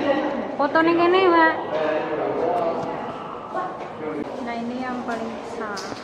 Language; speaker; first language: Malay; non-native, local second language; Javanese